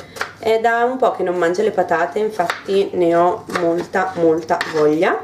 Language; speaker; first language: Italian; native; Italian